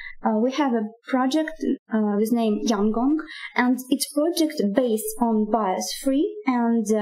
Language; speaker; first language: English; non-native, learner; Russian